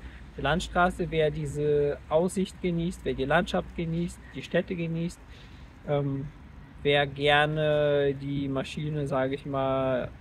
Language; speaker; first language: German; native; German